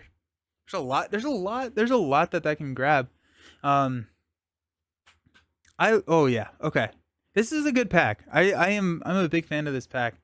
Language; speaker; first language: English; native; English